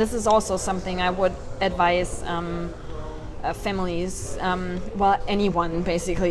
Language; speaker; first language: English; non-native, fluent; German